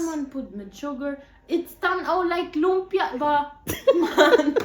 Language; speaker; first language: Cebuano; early bilingual, heritage; Cebuano